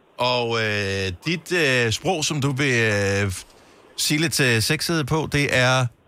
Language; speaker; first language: Danish; native; Danish